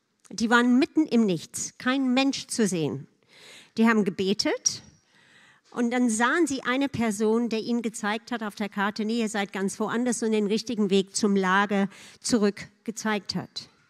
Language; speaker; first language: German; non-native, fluent; English